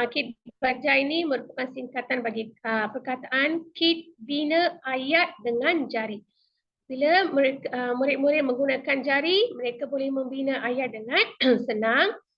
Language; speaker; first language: Malay; non-native, local second language; Tamil